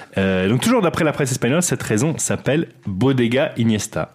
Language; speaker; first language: French; native; French